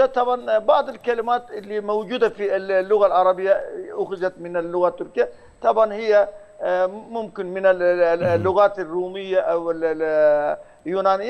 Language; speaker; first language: Arabic; non-native, fluent; Turkish